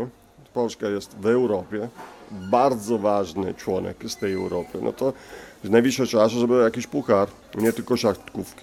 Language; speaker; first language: Polish; non-native, fluent; Italian